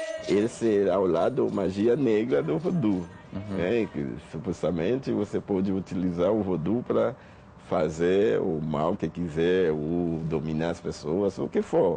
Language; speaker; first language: Portuguese; non-native, fluent; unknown